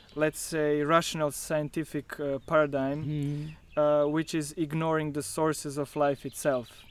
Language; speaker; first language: English; non-native, fluent; Croatian